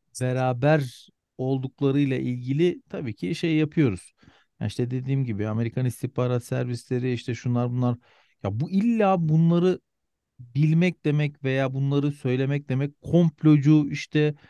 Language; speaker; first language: Turkish; native; Turkish